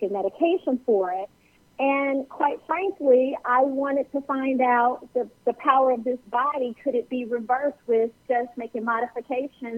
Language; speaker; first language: English; native; English